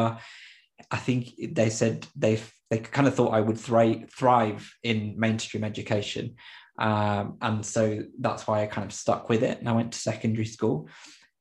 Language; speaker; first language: English; early bilingual, other home language; Spanish